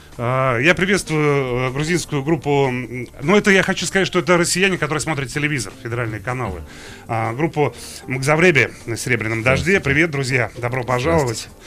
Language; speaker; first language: Russian; native; Russian